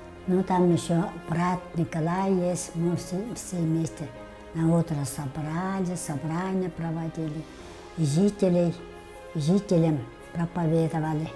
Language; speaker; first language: Russian; non-native, local second language; Tuvinian